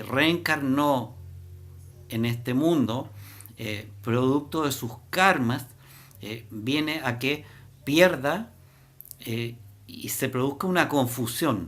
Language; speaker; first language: Spanish; native; Spanish